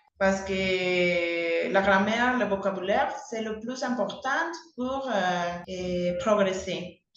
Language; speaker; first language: French; non-native, learner; Spanish